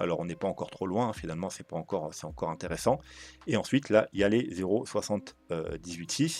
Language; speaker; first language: French; native; French